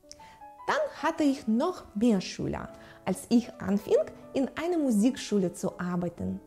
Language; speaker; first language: German; non-native, fluent; Russian